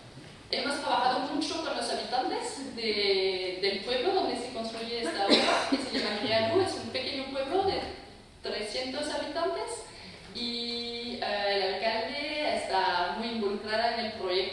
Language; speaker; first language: Spanish; non-native, fluent; French